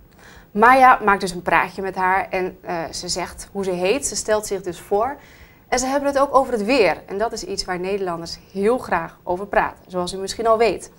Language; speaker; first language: Dutch; native; Dutch